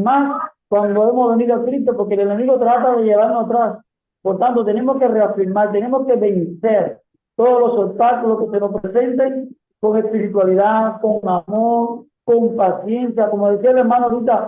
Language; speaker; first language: Spanish; native; Spanish